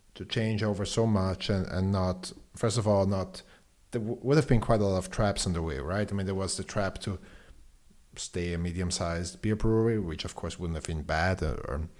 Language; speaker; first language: English; non-native, fluent; German